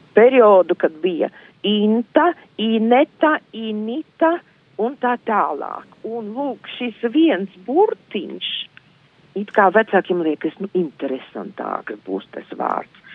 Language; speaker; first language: Latvian; native; Latvian